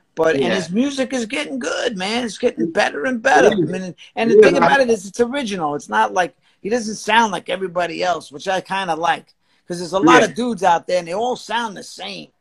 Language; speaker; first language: English; native; English